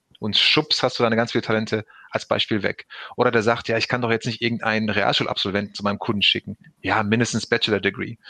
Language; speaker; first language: German; early bilingual, other home language; Turkish